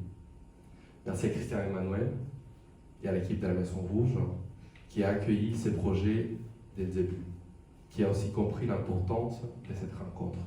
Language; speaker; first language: French; non-native, fluent; Spanish